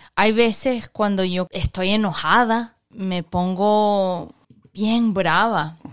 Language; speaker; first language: Spanish; early bilingual, heritage; Spanish